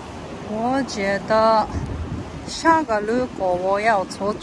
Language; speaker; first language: Chinese; non-native, learner; Japanese